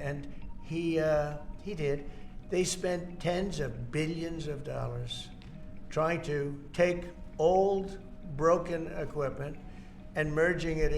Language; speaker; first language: English; native; English